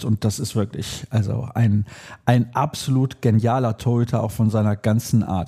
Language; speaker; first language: German; native; German